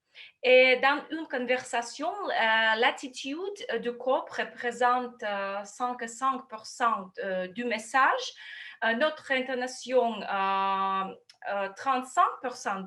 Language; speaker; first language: French; non-native, fluent; Russian